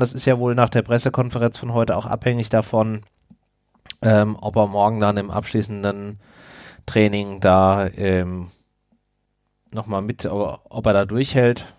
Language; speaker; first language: German; native; German